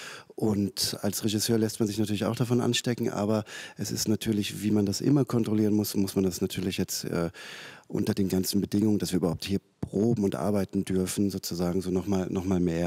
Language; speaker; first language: German; native; German